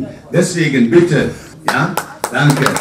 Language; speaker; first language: German; non-native, fluent; Kurdish